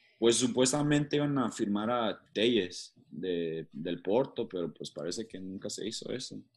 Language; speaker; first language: Spanish; early bilingual, heritage; Spanish